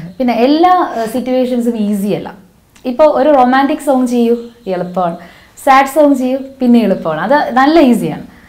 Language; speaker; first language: Malayalam; non-native, local second language; Hindi